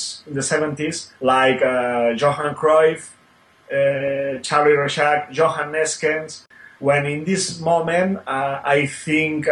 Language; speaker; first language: English; non-native, learner; Spanish